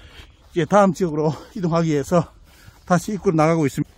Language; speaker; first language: Korean; native; Korean